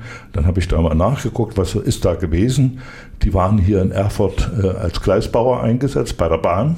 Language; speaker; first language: German; native; German